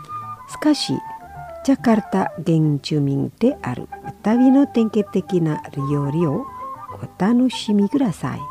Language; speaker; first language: Japanese; non-native, fluent; Indonesian